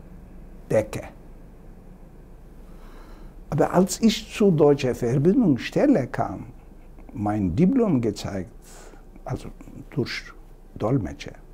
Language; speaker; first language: German; non-native, fluent; Turkish